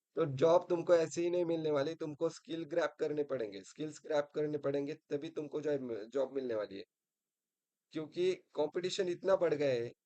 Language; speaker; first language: Hindi; non-native, local second language; Marathi